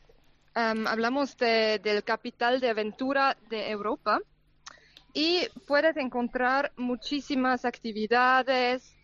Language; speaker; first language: Spanish; non-native, fluent; German